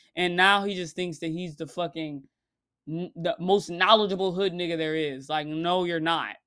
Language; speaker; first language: English; native; English